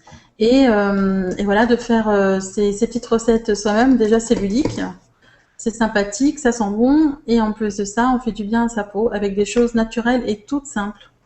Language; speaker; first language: French; native; French